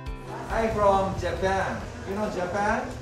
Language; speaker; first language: English; non-native, learner; Japanese